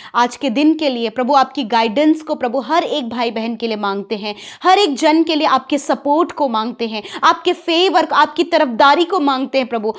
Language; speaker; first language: Hindi; native; Hindi